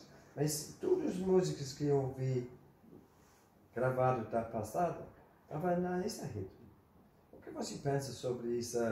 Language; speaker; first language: Portuguese; non-native, learner; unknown